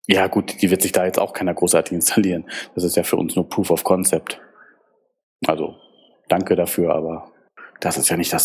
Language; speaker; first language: German; native; German